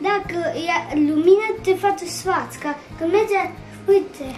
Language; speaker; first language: Romanian; early bilingual, heritage; Romanian